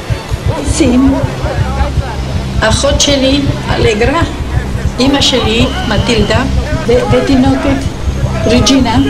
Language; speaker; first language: Hebrew; non-native, fluent; Ladino